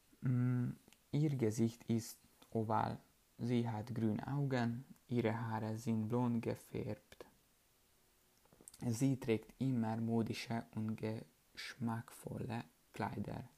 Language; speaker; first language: German; non-native, learner; Hungarian